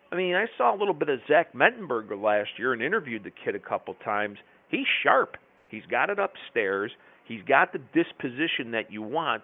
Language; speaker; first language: English; native; English